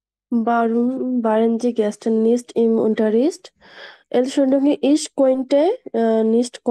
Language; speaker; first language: German; non-native, learner; Bangla